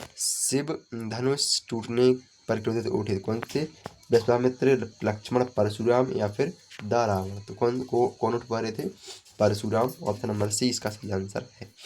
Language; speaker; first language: Hindi; native; Hindi